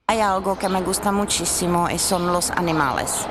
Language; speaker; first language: Spanish; non-native, learner; Czech